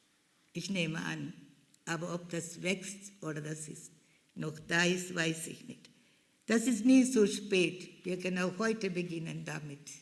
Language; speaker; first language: German; non-native, fluent; Malayalam